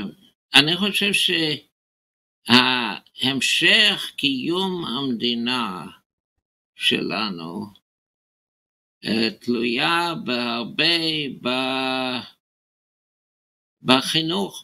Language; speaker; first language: Hebrew; non-native, fluent; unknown